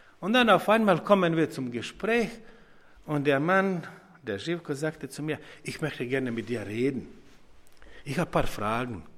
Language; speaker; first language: German; non-native, fluent; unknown